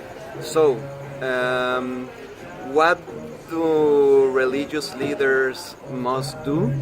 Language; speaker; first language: English; non-native, fluent; Spanish